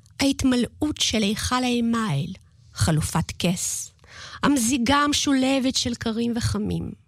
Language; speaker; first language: Hebrew; non-native, fluent; Russian